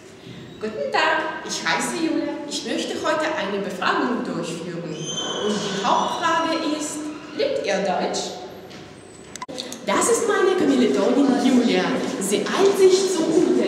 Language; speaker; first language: German; non-native, learner; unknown